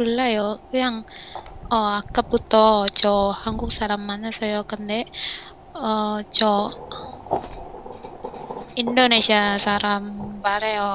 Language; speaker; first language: Korean; non-native, learner; Indonesian